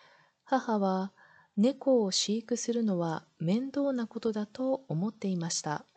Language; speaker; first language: Japanese; non-native, learner; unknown